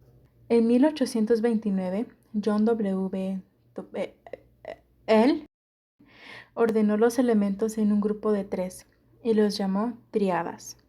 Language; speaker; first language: Spanish; native; Spanish